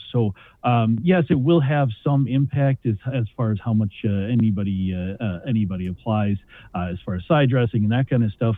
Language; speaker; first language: English; native; English